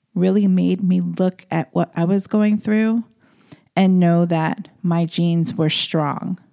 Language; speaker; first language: English; native; English